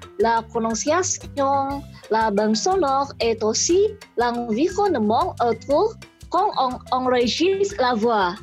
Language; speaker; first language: French; non-native, learner; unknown